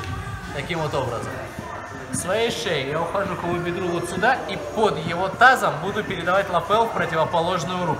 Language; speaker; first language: Russian; native; Russian